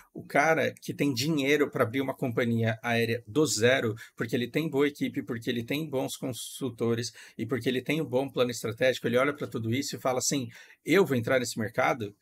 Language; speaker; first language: Portuguese; native; Portuguese